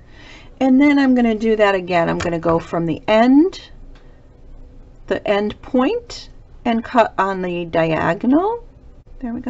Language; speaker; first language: English; native; English